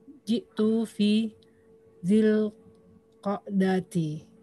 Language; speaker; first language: Arabic; non-native, learner; Indonesian